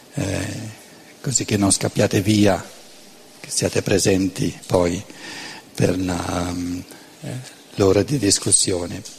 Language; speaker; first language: Italian; non-native, local second language; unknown